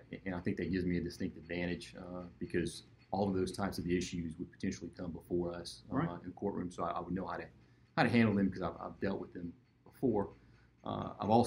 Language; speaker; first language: English; native; English